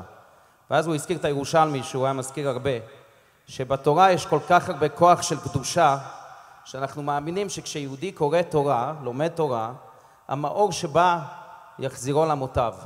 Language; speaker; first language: Hebrew; non-native, fluent; English